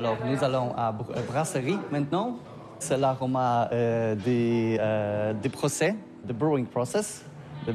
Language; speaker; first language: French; non-native, learner; Polish